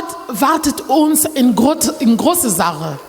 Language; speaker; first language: German; non-native, learner; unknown